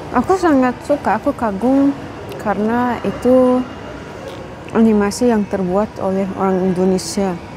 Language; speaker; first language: Indonesian; non-native, fluent; Arabic